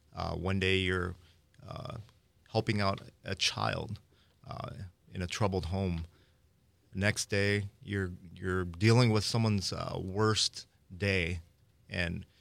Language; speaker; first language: English; early bilingual, other home language; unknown